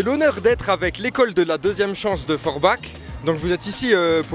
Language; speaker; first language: French; native; French